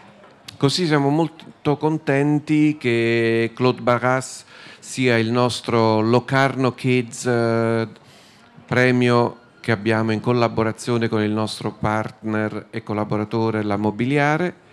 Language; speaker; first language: Italian; native; Italian